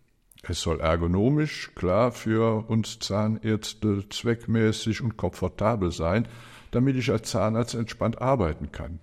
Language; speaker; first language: German; native; German